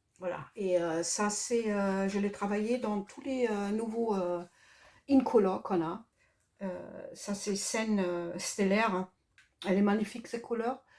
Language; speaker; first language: French; non-native, fluent; German